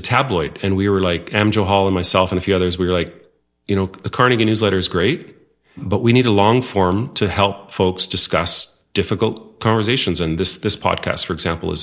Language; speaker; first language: English; non-native, fluent; Dutch